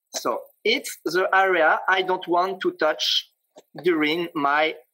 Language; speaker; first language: English; non-native, fluent; French